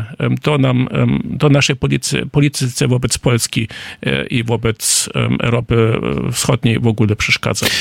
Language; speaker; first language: Polish; non-native, fluent; German